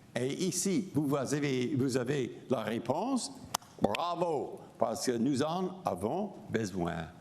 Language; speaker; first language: French; non-native, fluent; English